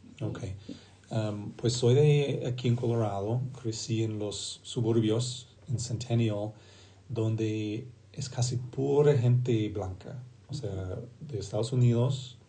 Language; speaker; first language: Spanish; non-native, fluent; English